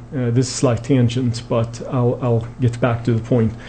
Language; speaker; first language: English; non-native, fluent; Swedish